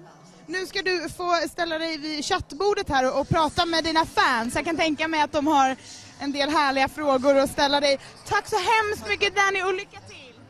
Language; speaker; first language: Swedish; native; Swedish